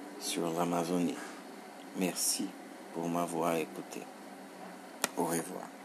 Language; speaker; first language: French; non-native, learner; Portuguese